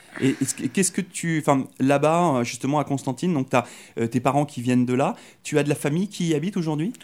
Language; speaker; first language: French; native; French